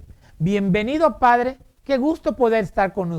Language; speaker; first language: Spanish; native; Spanish